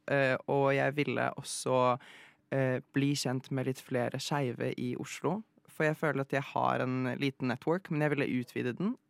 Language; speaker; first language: Norwegian; early bilingual, other home language; Polish